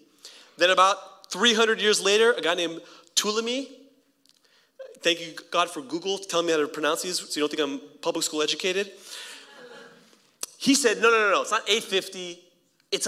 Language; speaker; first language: English; native; English